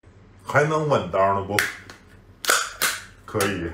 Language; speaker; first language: Chinese; native; Chinese